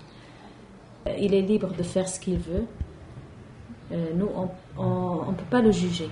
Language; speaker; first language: French; non-native, local second language; Arabic